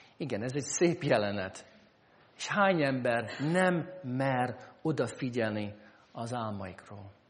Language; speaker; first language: Hungarian; non-native, fluent; English